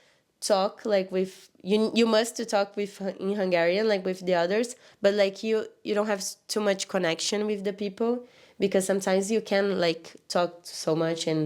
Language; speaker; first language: English; non-native, learner; Portuguese